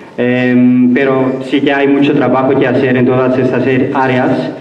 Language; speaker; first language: Spanish; non-native, learner; Greek